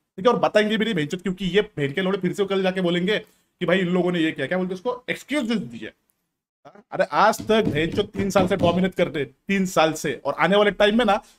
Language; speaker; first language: Hindi; native; Hindi